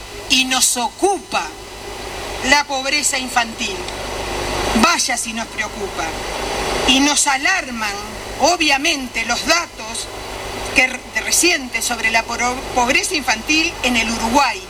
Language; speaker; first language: Spanish; native; Spanish